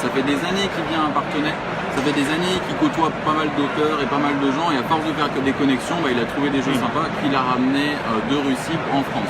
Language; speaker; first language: French; native; French